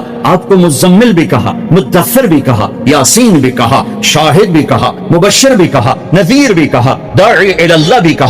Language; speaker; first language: Hindi; non-native, local second language; Punjabi